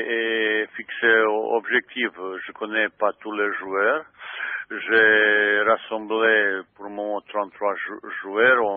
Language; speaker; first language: French; non-native, fluent; Bosnian